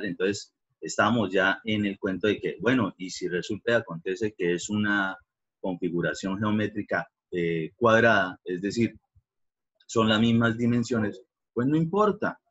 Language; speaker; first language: Spanish; native; Spanish